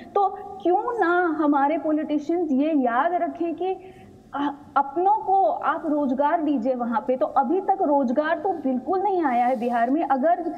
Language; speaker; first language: Hindi; native; Hindi